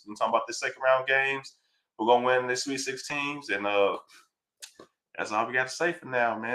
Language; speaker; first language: English; native; English